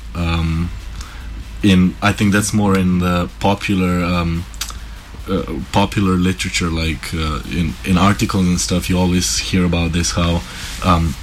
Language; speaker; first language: English; non-native, fluent; Slovenian